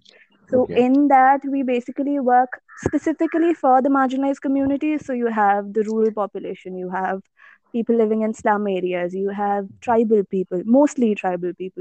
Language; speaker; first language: English; non-native, local second language; Malayalam